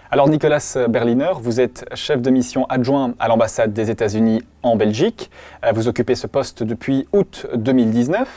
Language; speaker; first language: French; native; French